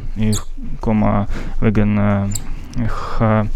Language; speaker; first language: German; non-native, learner; Russian